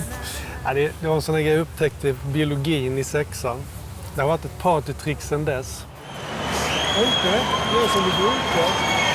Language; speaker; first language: Swedish; native; Swedish